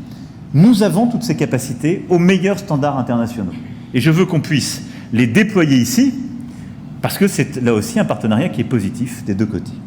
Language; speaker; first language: French; native; French